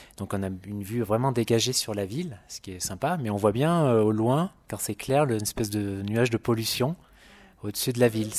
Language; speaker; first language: French; native; French